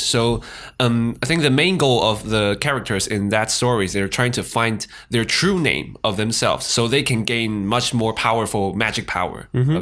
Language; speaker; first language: English; non-native, fluent; Chinese